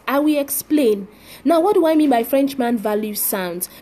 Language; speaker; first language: English; non-native, local second language; Yoruba